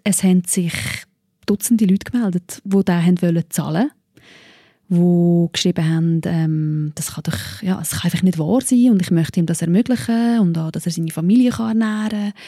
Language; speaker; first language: German; native; German